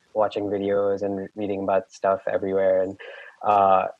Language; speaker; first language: English; non-native, local second language; Hindi